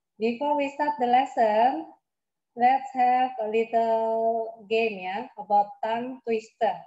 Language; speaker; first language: English; non-native, fluent; Indonesian